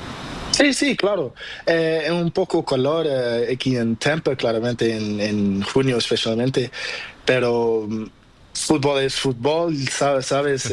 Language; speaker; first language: Spanish; non-native, learner; Portuguese